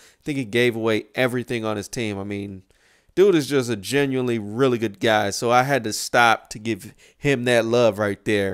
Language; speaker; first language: English; native; English